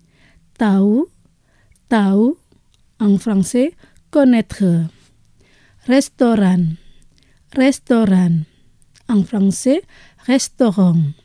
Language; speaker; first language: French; non-native, fluent; Indonesian